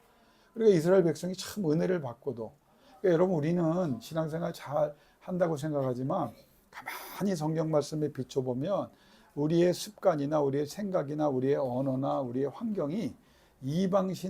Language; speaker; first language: Korean; native; Korean